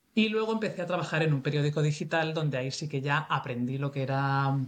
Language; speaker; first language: Spanish; native; Spanish